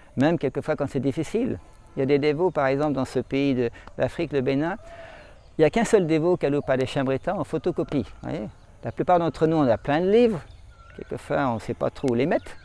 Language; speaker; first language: French; native; French